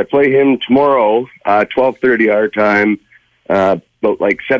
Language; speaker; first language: English; native; English